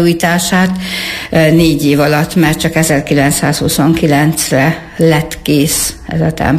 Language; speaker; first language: Hungarian; native; Hungarian